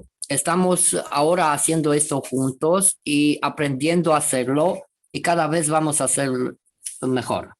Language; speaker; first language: Spanish; non-native, fluent; Romanian